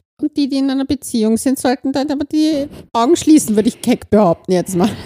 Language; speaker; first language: German; native; German